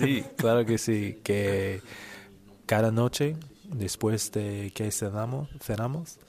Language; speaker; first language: Spanish; non-native, learner; English